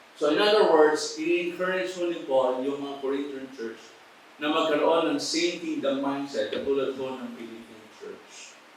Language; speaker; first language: Filipino; native; Filipino